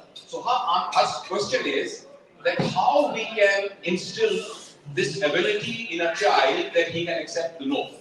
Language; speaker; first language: English; non-native, local second language; Urdu